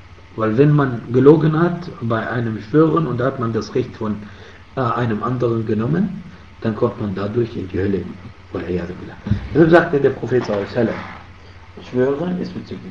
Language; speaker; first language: German; non-native, fluent; Arabic